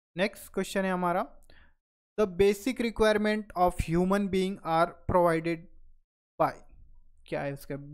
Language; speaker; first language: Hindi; non-native, local second language; Marathi